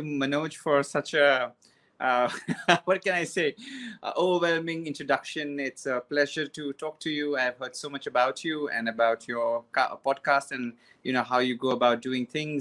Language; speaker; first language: English; non-native, local second language; Konkani